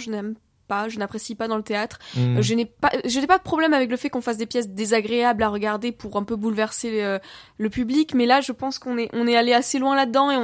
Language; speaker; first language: French; native; French